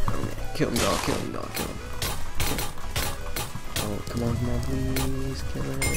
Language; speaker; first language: English; native; English